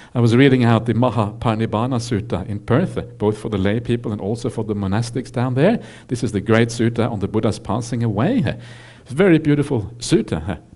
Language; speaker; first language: English; non-native, fluent; Norwegian